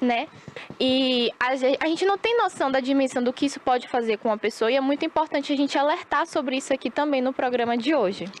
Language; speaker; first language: Portuguese; native; Portuguese